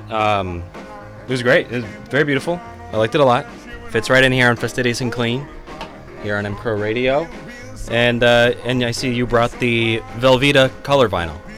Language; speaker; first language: English; native; English